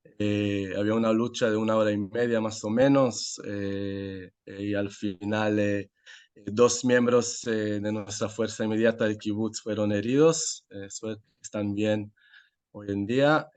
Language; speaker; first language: Spanish; non-native, fluent; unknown